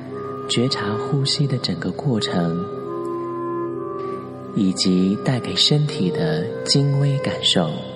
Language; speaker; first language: Chinese; native; Chinese